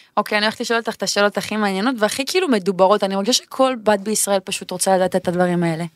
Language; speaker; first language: Hebrew; native; Hebrew